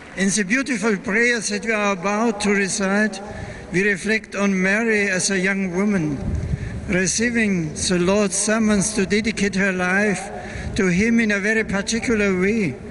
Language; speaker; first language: English; non-native, fluent; German